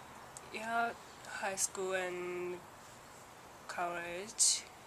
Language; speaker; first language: English; non-native, learner; Japanese